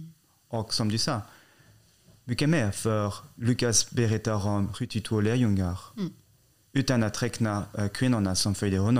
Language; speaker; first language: Swedish; non-native, fluent; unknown